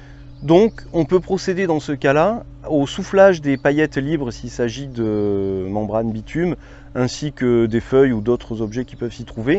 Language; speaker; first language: French; native; French